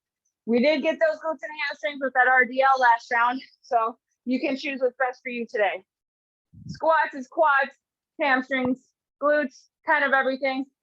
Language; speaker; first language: English; native; English